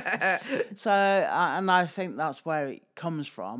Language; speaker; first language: English; native; English